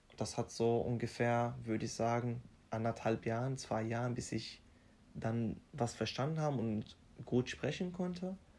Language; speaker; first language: German; non-native, fluent; Arabic